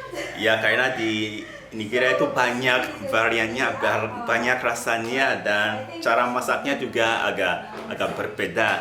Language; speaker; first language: Indonesian; non-native, fluent; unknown